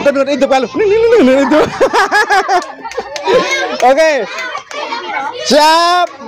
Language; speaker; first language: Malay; non-native, local second language; Javanese